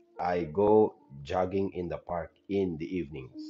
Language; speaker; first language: English; non-native, learner; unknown